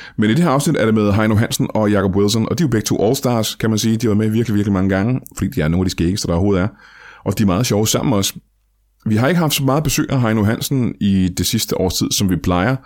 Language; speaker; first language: Danish; native; Danish